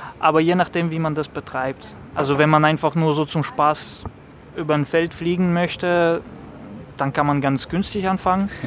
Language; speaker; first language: German; non-native, fluent; Russian